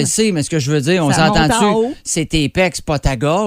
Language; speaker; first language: French; native; French